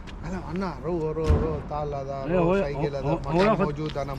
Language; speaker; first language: Arabic; non-native, learner; Telugu